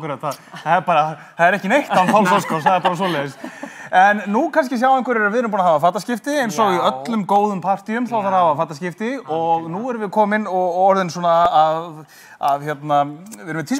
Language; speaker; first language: Icelandic; native; Icelandic